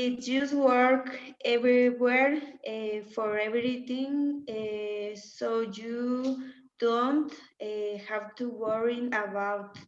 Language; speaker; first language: English; non-native, learner; Spanish